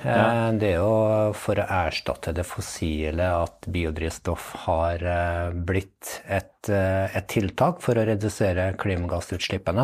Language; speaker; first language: Norwegian; native; Norwegian